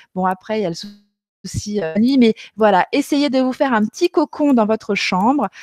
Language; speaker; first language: French; native; French